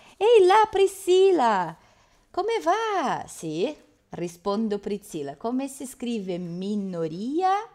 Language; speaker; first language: Italian; native; Italian